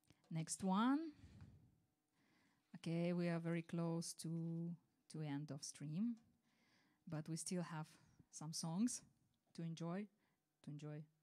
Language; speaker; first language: English; non-native, fluent; Ukrainian